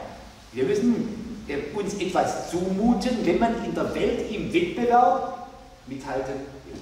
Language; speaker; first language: German; native; German